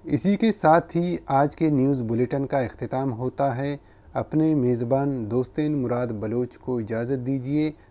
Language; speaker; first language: Urdu; non-native, local second language; Baluchi